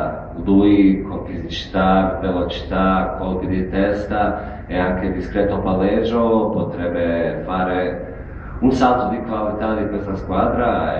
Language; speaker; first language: Italian; non-native, fluent; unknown